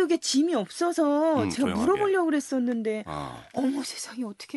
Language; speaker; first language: Korean; native; Korean